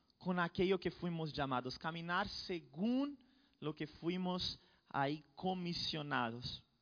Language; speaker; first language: Spanish; non-native, fluent; Portuguese